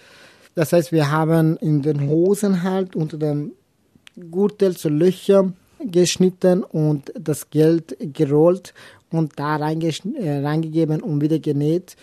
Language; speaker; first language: German; non-native, local second language; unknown